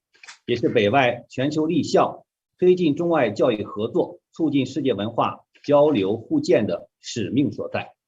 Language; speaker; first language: Chinese; native; Chinese